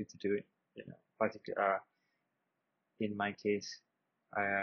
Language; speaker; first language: English; non-native, local second language; Malay